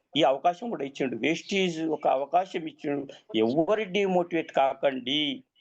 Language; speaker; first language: Telugu; native; Telugu